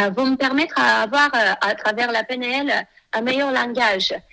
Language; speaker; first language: French; non-native, fluent; Romanian